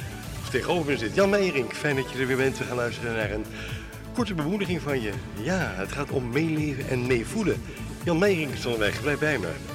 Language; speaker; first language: Dutch; native; Dutch